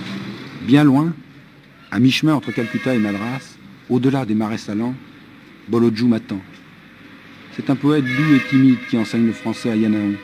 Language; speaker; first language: French; native; French